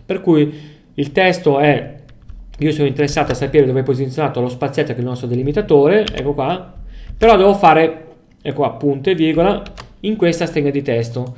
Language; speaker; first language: Italian; native; Italian